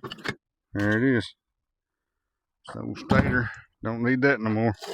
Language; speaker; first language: English; native; English